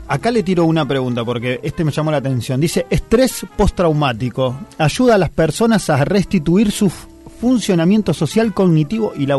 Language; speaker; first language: Spanish; native; Spanish